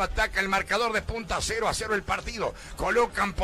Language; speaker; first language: Spanish; native; Spanish